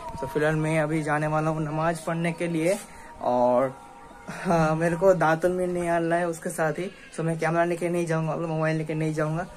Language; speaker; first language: Hindi; non-native, local second language; Bangla